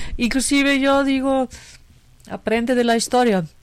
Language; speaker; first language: Spanish; non-native, fluent; German